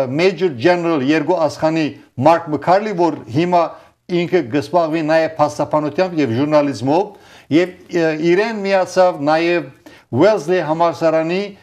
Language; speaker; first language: Armenian; early bilingual, heritage; Armenian